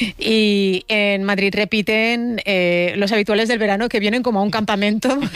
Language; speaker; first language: Spanish; native; Spanish